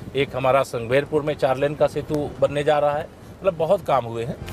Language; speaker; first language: Hindi; native; Hindi